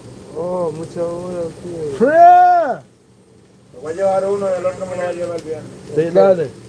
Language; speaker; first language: Spanish; early bilingual, heritage; Spanish